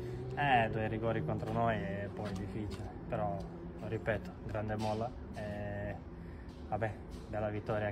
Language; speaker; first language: Italian; non-native, learner; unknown